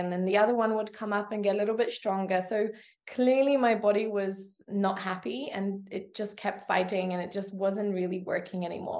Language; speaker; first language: English; native; English